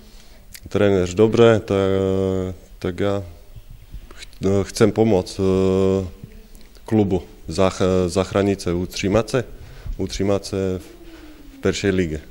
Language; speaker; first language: Polish; non-native, learner; Slovak